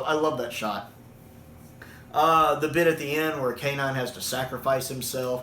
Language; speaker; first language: English; native; English